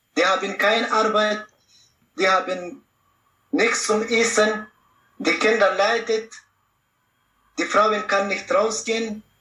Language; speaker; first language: German; non-native, learner; Pashto